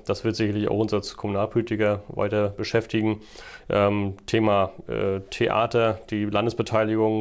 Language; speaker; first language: German; native; German